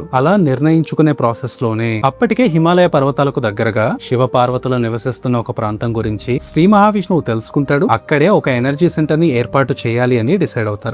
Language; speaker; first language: Telugu; native; Telugu